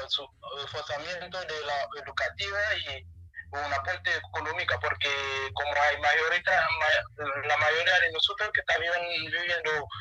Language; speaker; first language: Spanish; non-native, learner; Haitian Creole